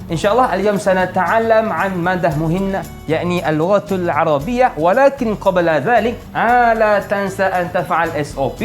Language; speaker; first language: Arabic; non-native, fluent; Malay